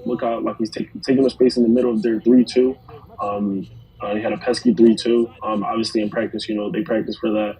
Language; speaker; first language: English; native; English